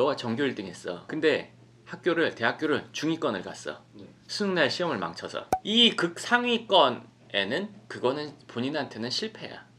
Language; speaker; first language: Korean; native; Korean